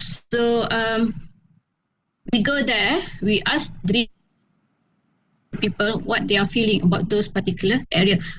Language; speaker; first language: English; non-native, fluent; Malay